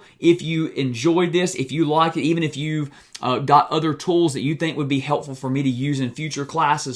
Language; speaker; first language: English; native; English